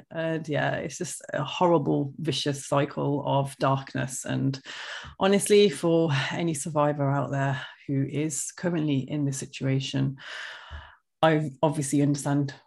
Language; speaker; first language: English; early bilingual, other home language; Hindi